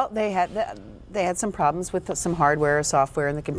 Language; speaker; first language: English; native; English